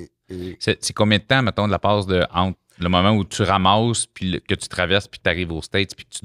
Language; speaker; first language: French; native; French